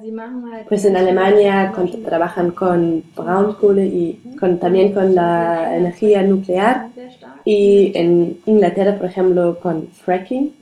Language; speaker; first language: Spanish; non-native, learner; German